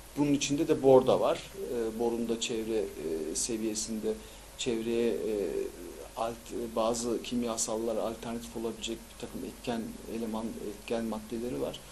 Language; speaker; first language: Turkish; early bilingual, heritage; Turkish